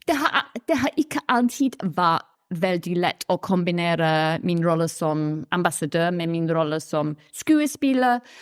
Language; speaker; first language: Norwegian; non-native, fluent; English